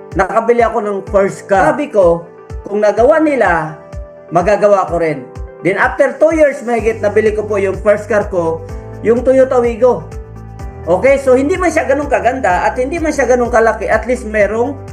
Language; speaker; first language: Filipino; non-native, local second language; Masbatenyo